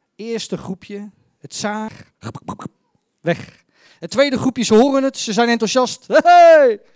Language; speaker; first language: Dutch; native; Dutch